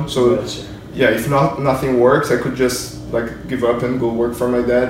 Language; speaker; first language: English; non-native, fluent; Portuguese